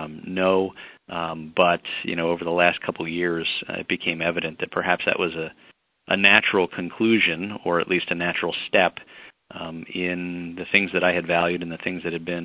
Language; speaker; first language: English; native; English